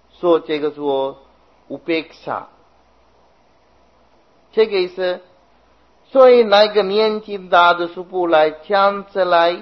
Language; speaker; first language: Chinese; non-native, fluent; Sinhala